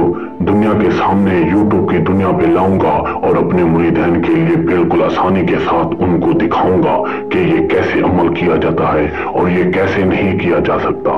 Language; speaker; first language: Urdu; native; Urdu